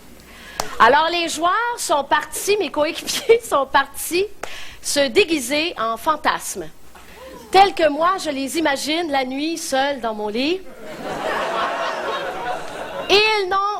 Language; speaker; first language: French; native; French